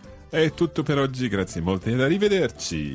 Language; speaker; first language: Italian; non-native, fluent; English